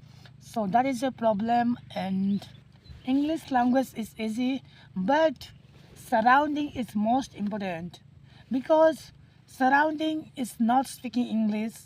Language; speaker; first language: English; non-native, learner; Hindi